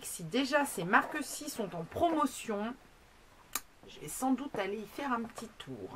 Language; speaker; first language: French; native; French